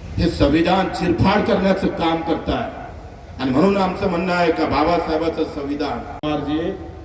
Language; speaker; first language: Marathi; native; Marathi